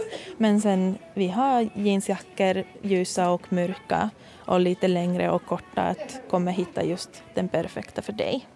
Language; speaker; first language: Swedish; non-native, fluent; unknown